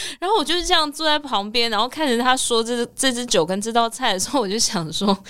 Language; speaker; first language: Chinese; native; Chinese